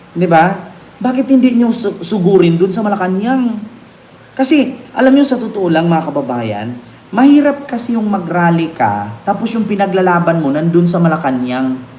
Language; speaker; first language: Filipino; non-native, local second language; Cebuano